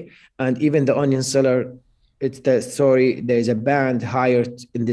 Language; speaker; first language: English; non-native, fluent; Arabic